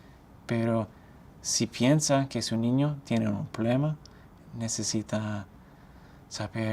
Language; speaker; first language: Spanish; non-native, fluent; English